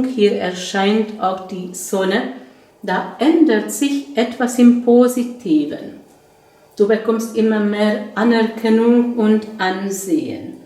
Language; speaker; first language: German; non-native, fluent; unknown